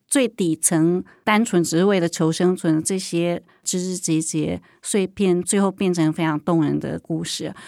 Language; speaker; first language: Chinese; native; Chinese